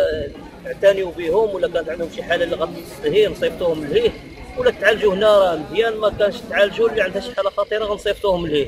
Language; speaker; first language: Arabic; native; Arabic